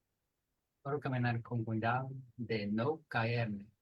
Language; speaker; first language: Spanish; non-native, learner; English